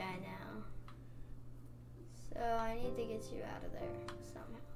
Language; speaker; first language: English; native; English